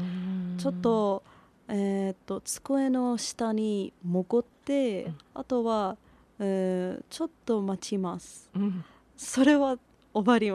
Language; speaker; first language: Japanese; non-native, learner; Persian